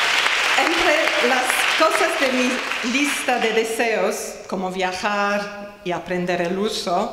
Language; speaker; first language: Spanish; non-native, fluent; English